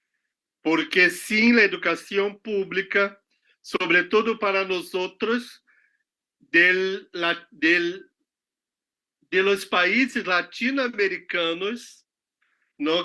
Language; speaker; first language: Spanish; non-native, learner; Portuguese